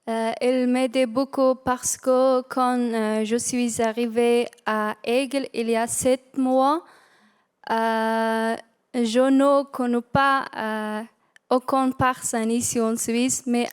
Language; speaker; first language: French; non-native, learner; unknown